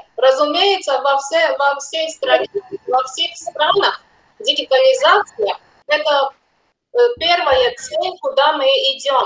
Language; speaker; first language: Russian; non-native, fluent; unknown